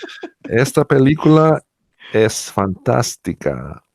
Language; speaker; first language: Spanish; non-native, learner; English